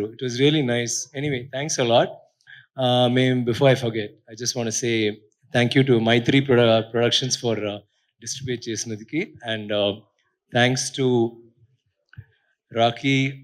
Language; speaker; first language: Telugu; non-native, learner; Tamil